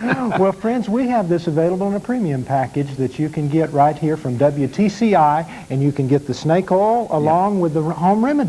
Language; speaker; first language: English; native; English